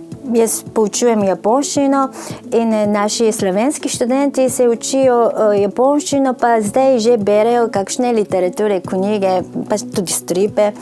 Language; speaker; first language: Slovenian; non-native, fluent; Japanese